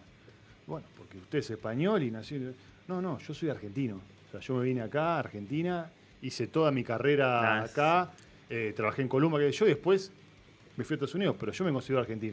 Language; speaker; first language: Spanish; native; Spanish